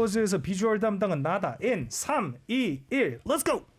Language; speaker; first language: Korean; native; Korean